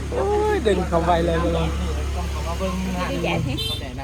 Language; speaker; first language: Vietnamese; non-native, learner; Thai